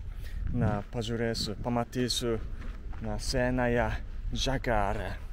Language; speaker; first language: Lithuanian; non-native, learner; Japanese